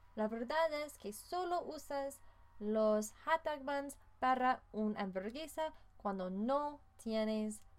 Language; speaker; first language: Spanish; non-native, fluent; English